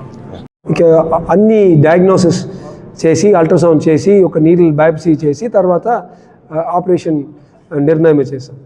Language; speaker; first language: Telugu; non-native, learner; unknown